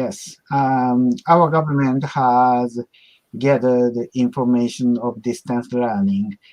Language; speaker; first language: English; non-native, learner; Japanese